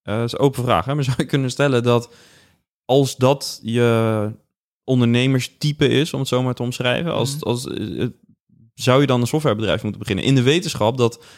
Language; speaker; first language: Dutch; native; Dutch